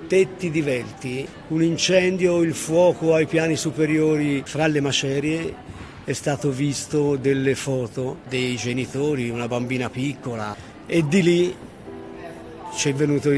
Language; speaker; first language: Italian; native; Italian